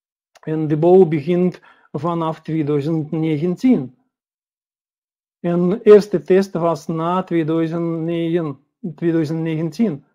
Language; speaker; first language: Dutch; non-native, learner; Russian